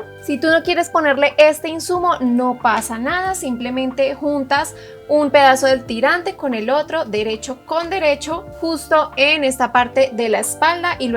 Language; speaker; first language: Spanish; native; Spanish